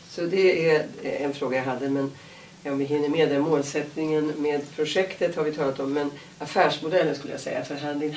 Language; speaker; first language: Swedish; native; Swedish